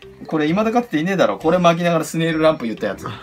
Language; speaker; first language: Japanese; native; Japanese